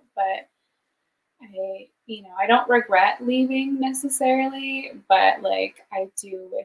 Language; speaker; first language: English; native; English